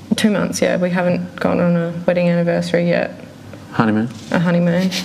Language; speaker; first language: English; native; English